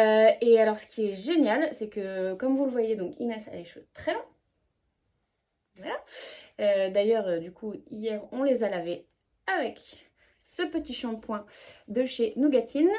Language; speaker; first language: French; native; French